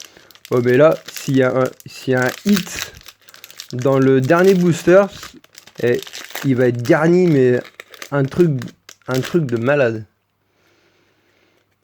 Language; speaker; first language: French; native; French